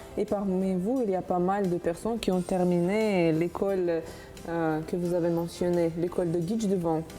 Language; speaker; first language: French; non-native, fluent; Uzbek